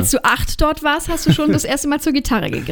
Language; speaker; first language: German; native; German